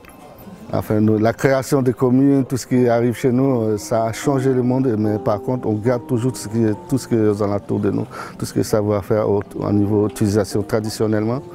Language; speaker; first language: French; non-native, local second language; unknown